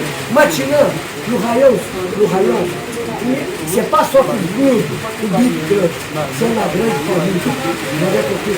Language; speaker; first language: French; non-native, learner; Portuguese